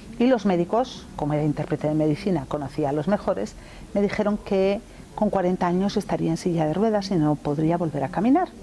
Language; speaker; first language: Spanish; early bilingual, other home language; English